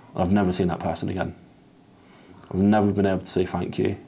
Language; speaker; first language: English; native; English